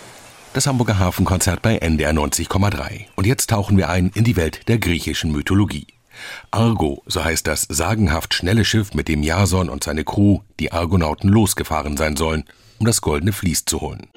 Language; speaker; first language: German; native; German